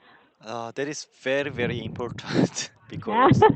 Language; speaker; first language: English; non-native, learner; Korean